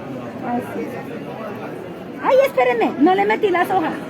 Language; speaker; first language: Spanish; native; Spanish